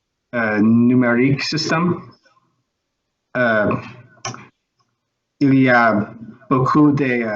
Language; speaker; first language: French; non-native, learner; English